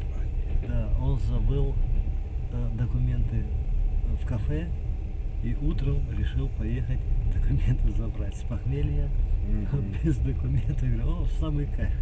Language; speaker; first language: Russian; native; Russian